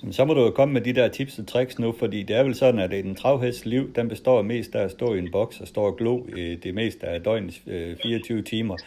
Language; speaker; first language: Danish; native; Danish